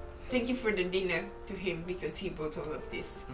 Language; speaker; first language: English; non-native, fluent; Italian